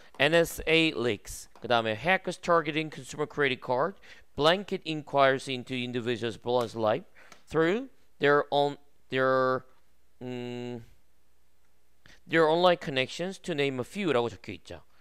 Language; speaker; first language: English; non-native, fluent; Korean